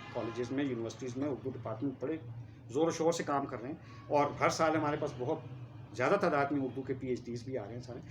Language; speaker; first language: Urdu; native; Urdu